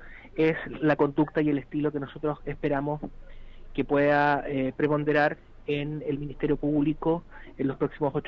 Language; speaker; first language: Spanish; native; Spanish